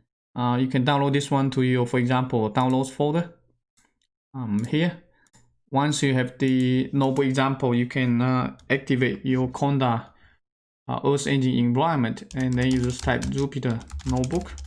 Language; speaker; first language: English; non-native, fluent; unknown